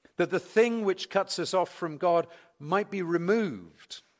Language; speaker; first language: English; native; English